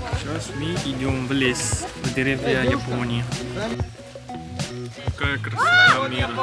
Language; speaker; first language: Russian; non-native, learner; Malay